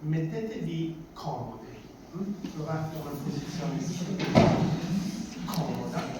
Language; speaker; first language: Italian; non-native, fluent; English